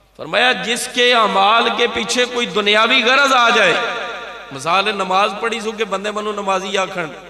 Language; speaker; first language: Urdu; non-native, local second language; Punjabi